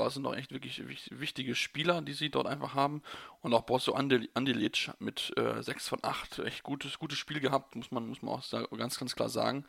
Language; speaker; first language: German; native; German